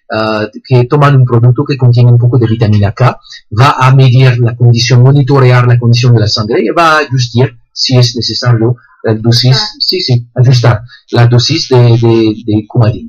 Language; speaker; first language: Spanish; non-native, fluent; French